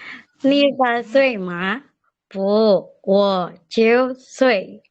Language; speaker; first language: Chinese; non-native, learner; Indonesian